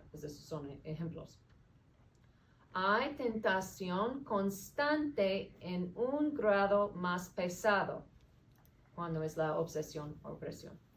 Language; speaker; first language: Spanish; non-native, fluent; English